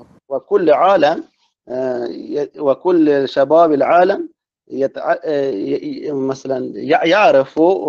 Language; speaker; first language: Arabic; non-native, learner; Persian